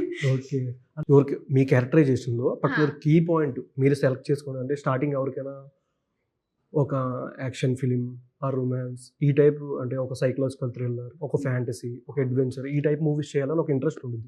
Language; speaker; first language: Telugu; native; Telugu